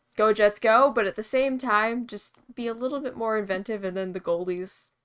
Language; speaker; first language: English; native; English